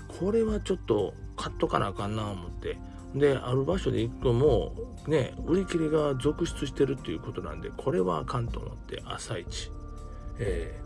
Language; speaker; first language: Japanese; native; Japanese